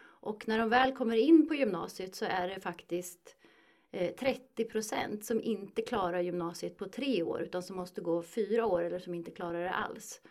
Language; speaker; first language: Swedish; native; Swedish